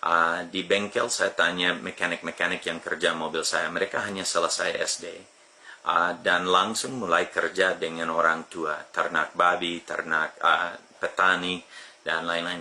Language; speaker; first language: Indonesian; non-native, fluent; English